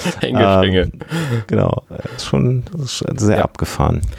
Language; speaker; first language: German; native; German